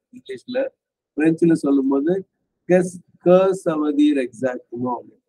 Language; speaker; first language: French; non-native, fluent; Tamil